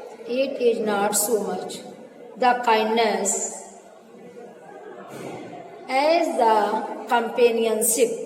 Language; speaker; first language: English; non-native, local second language; Hindi